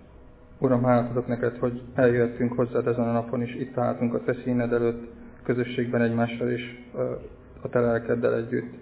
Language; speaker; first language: Hungarian; native; Hungarian